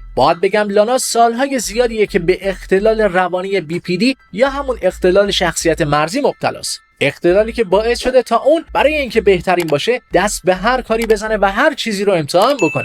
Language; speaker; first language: Persian; native; Persian